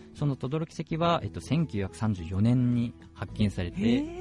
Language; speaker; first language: Japanese; native; Japanese